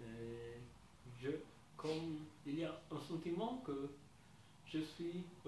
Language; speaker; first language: French; non-native, learner; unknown